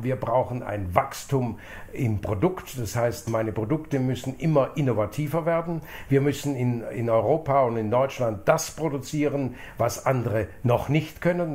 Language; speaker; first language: German; native; German